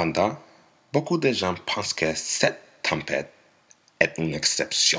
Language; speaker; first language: French; non-native, learner; English